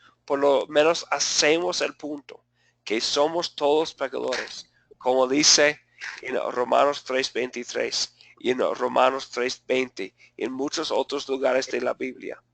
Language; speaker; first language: Spanish; non-native, fluent; English